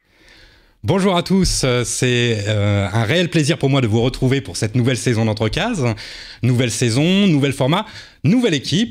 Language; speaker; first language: French; native; French